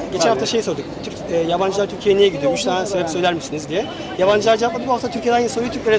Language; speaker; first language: Turkish; native; Turkish